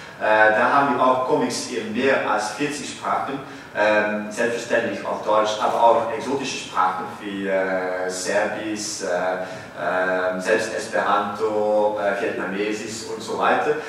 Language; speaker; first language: German; non-native, fluent; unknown